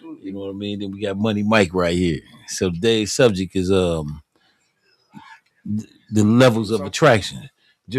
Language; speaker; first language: English; native; English